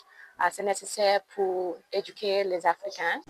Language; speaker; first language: French; non-native, learner; English